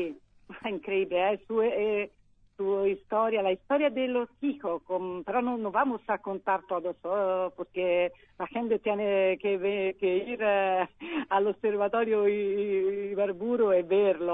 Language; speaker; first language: Spanish; non-native, learner; Italian